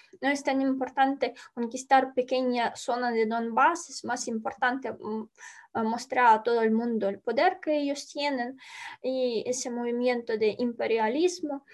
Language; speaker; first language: Spanish; non-native, learner; Ukrainian